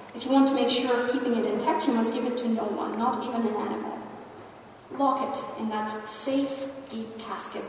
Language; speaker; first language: English; non-native, fluent; Russian